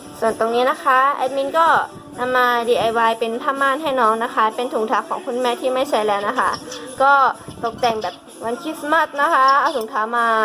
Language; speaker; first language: Thai; native; Thai